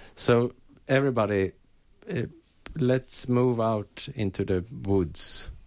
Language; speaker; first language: English; non-native, fluent; Swedish